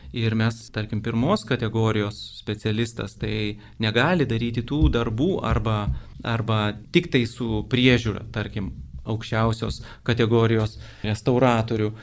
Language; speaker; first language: Lithuanian; native; Lithuanian